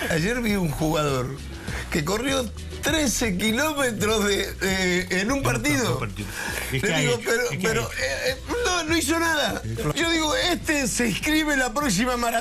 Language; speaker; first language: Spanish; native; Spanish